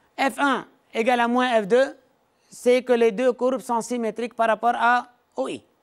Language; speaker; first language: French; non-native, local second language; Arabic